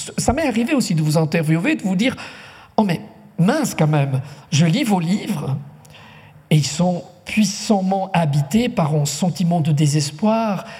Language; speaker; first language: French; non-native, local second language; Italian